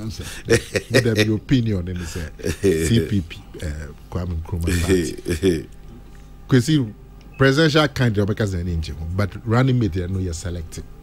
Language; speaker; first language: English; non-native, local second language; Akan